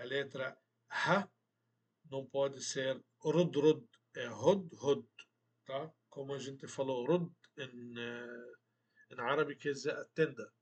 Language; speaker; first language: Portuguese; non-native, fluent; Arabic